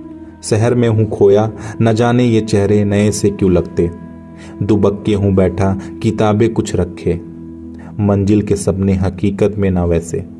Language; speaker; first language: Hindi; native; Hindi